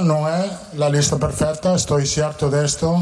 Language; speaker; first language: Portuguese; non-native, fluent; Italian